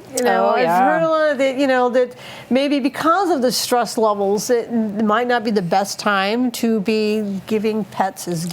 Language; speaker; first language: English; native; English